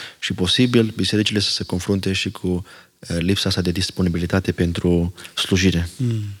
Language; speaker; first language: Romanian; non-native, local second language; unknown